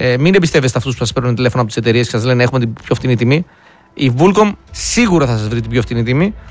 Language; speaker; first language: Greek; native; Greek